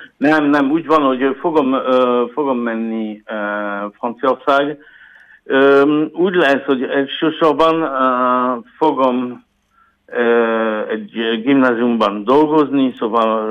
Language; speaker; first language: Hungarian; non-native, learner; French